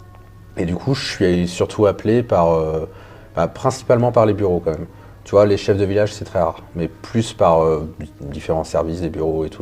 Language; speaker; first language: French; native; French